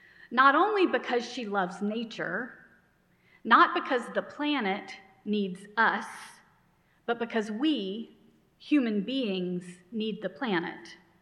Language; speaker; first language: English; native; English